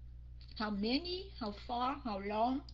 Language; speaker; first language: English; non-native, fluent; Vietnamese